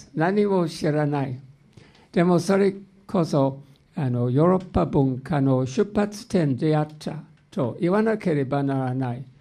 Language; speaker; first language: Japanese; non-native, fluent; English